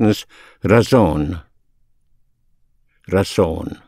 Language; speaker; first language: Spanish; non-native, fluent; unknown